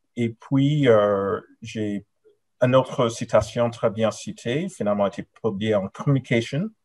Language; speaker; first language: French; non-native, fluent; English